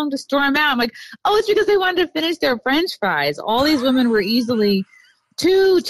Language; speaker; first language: English; native; English